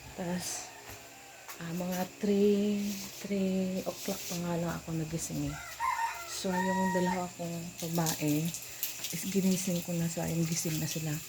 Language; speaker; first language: Filipino; non-native, local second language; Cebuano